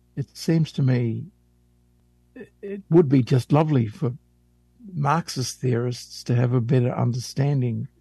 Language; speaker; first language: English; native; English